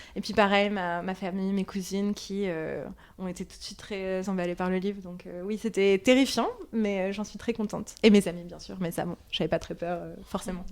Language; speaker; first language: French; non-native, local second language; Arabic